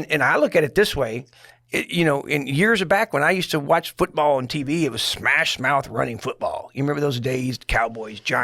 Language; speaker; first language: English; native; English